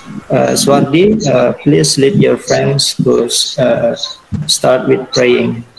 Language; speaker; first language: English; non-native, fluent; Indonesian